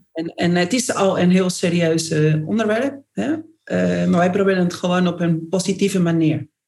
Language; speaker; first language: Dutch; non-native, fluent; Spanish